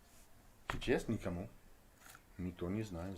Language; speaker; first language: Russian; non-native, learner; English